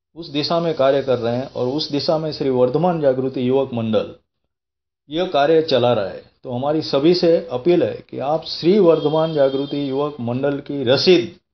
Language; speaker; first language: Hindi; non-native, local second language; Gujarati